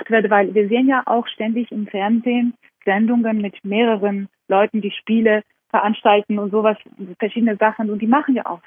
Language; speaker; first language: German; non-native, fluent; Georgian